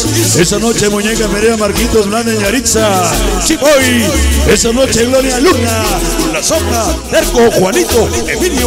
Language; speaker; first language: Spanish; native; Spanish